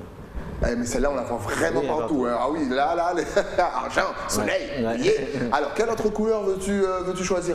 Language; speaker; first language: French; native; French